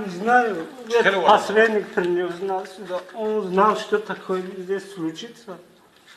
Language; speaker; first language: Russian; non-native, learner; Tajik